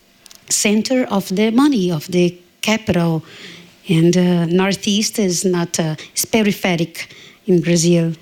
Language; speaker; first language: English; non-native, learner; Portuguese